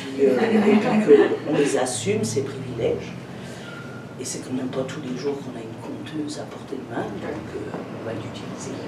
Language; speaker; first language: French; native; French